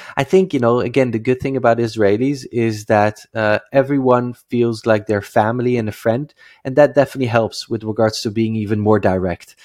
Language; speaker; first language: English; non-native, fluent; Dutch